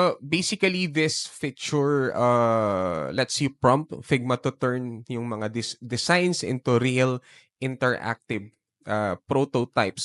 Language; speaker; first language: English; non-native, local second language; Filipino